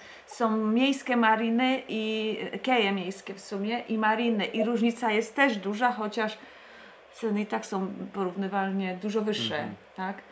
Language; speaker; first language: Polish; native; Polish